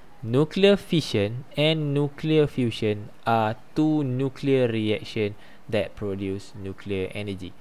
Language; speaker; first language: English; non-native, local second language; Malay